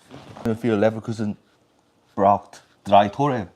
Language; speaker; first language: German; non-native, learner; English